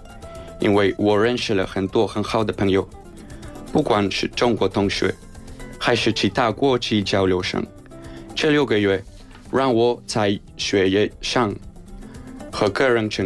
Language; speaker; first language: Chinese; non-native, fluent; Spanish